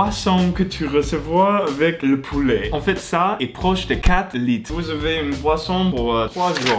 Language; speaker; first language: French; non-native, learner; English